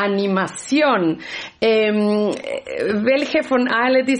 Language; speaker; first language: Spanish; non-native, learner; German